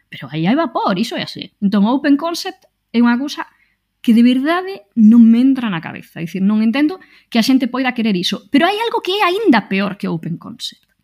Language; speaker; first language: Galician; non-native, local second language; Spanish